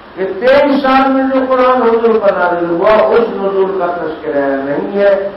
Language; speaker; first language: Urdu; native; Urdu